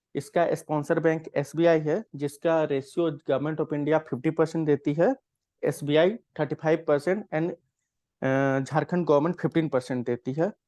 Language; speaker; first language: Hindi; native; Hindi